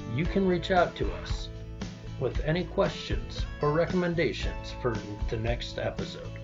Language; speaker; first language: English; native; English